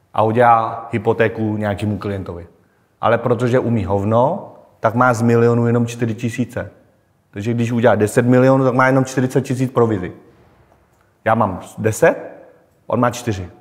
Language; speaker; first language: Czech; non-native, fluent; Vietnamese